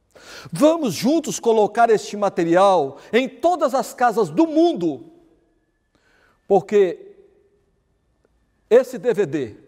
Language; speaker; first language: Portuguese; native; Portuguese